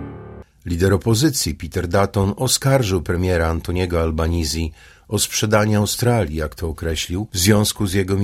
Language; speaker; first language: Polish; native; Polish